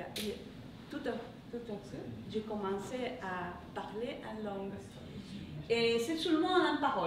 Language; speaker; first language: French; non-native, learner; English